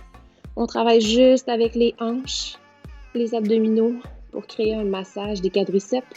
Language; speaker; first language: French; native; French